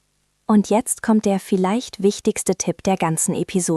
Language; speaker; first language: German; non-native, fluent; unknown